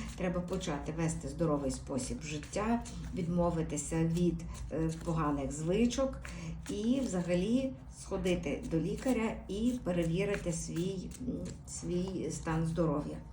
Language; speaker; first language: Ukrainian; native; Ukrainian